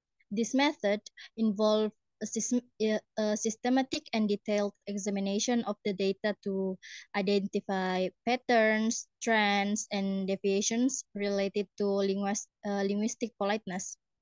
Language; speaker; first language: English; non-native, learner; Indonesian